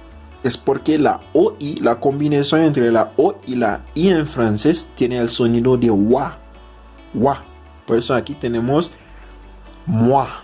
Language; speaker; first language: Spanish; non-native, fluent; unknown